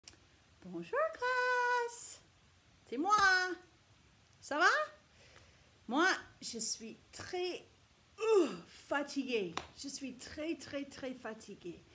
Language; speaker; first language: French; non-native, fluent; English